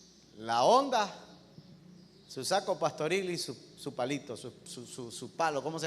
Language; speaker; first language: Spanish; native; Spanish